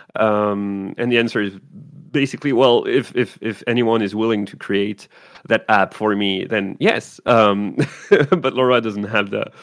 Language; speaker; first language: English; non-native, fluent; French